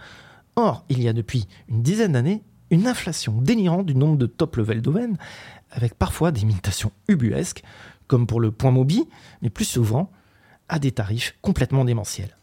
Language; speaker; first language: French; native; French